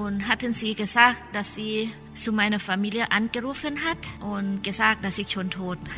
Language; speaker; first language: German; non-native, learner; Thai